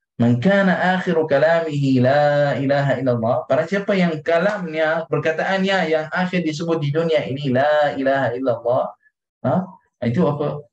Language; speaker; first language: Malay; non-native, fluent; Arabic